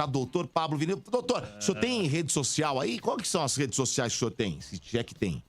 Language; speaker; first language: Portuguese; native; Portuguese